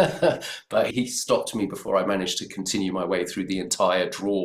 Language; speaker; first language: English; native; English